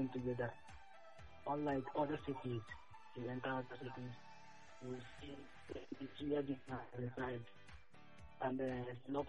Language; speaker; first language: English; non-native, local second language; Igbo